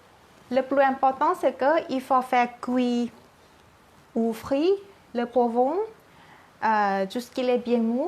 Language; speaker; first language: French; non-native, learner; Thai